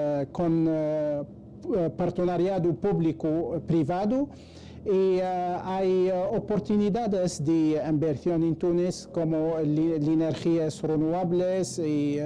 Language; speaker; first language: Spanish; non-native, fluent; Arabic